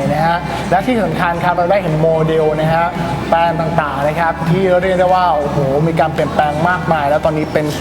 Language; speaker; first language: Thai; native; Thai